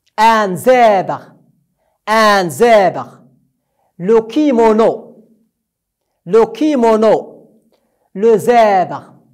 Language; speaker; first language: French; non-native, local second language; Arabic